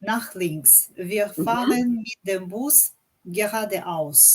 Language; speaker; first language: German; non-native, learner; English